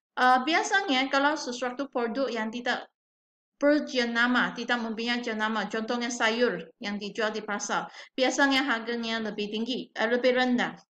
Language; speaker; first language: Malay; non-native, local second language; Chinese